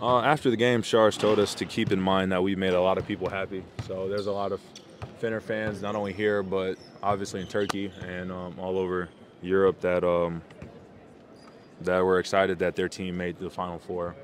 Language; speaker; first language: English; native; English